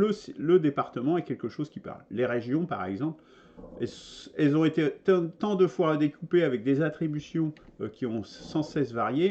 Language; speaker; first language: French; native; French